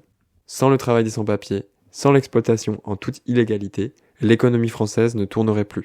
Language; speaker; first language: French; native; French